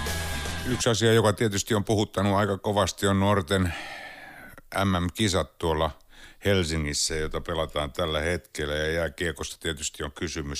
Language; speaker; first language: Finnish; native; Finnish